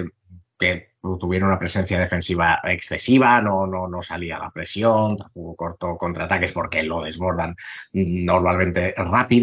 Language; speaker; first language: Spanish; native; Spanish